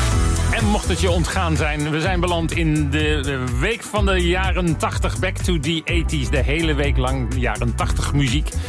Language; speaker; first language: Dutch; native; Dutch